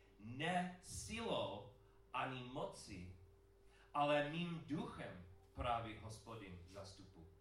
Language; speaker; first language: Czech; non-native, learner; English